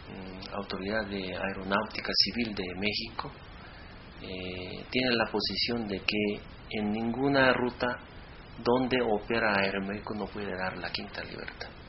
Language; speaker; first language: Spanish; non-native, fluent; Korean